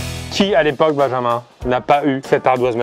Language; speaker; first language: French; native; French